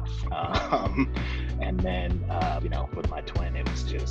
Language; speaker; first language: English; native; English